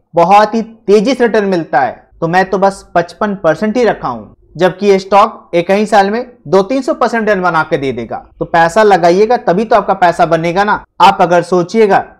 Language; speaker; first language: Hindi; native; Hindi